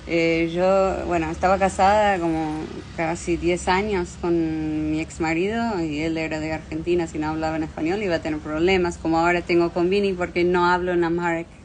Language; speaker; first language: Spanish; non-native, fluent; English